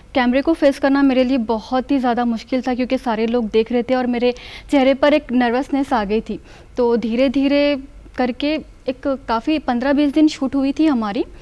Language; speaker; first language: Hindi; native; Hindi